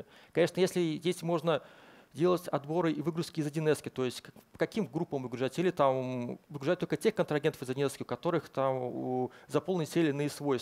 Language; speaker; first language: Russian; native; Russian